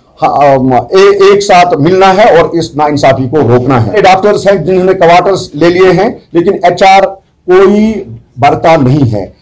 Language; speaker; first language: Urdu; non-native, local second language; Kashmiri